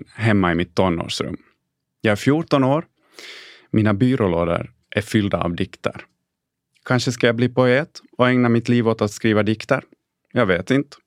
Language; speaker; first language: Swedish; native; Swedish